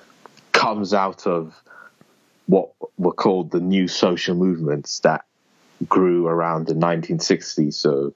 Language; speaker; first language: English; native; English